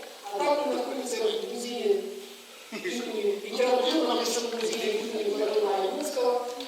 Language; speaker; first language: Russian; native; Russian